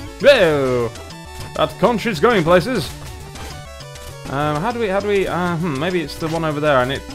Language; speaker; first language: English; native; English